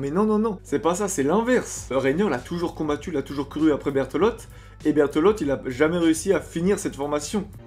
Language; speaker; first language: French; native; French